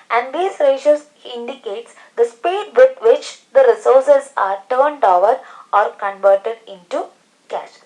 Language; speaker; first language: English; non-native, local second language; Malayalam